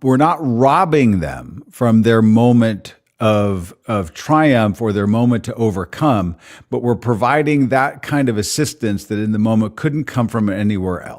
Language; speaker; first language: English; native; English